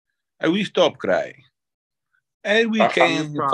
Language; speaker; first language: English; non-native, learner; Italian